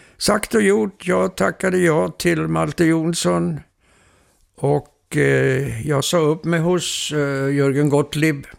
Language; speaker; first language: Swedish; native; Swedish